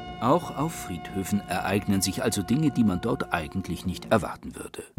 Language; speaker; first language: German; native; German